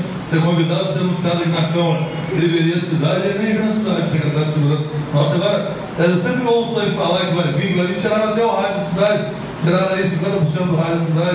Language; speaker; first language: Portuguese; native; Portuguese